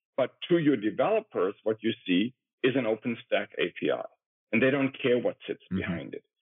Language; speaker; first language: English; non-native, fluent; German